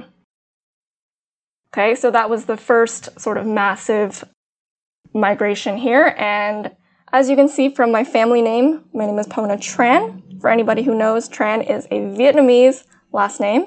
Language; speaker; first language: English; early bilingual, other home language; Min Nan Chinese